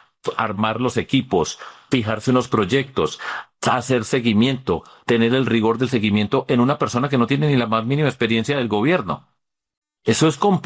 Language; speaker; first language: Spanish; native; Spanish